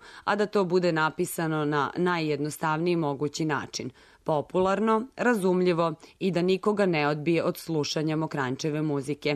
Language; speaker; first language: Serbian; native; Serbian